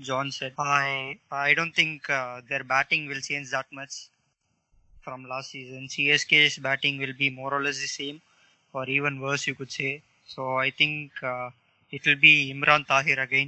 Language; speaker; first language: English; non-native, local second language; Tamil